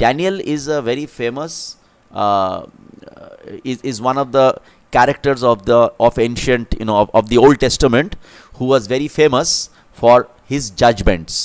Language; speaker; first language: English; non-native, local second language; Bangla